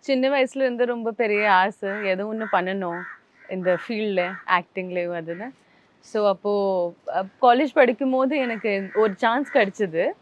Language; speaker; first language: Tamil; non-native, local second language; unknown